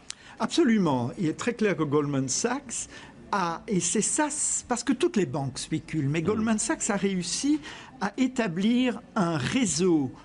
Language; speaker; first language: French; native; French